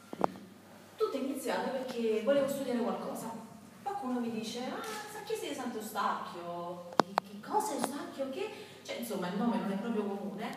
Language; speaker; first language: Italian; native; Italian